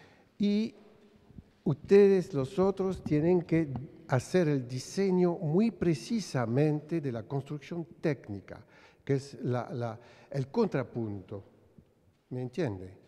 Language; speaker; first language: Spanish; non-native, fluent; French